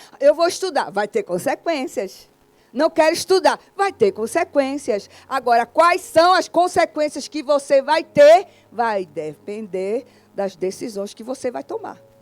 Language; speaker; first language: Portuguese; native; Portuguese